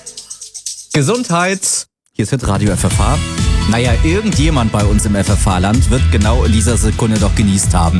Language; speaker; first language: German; native; German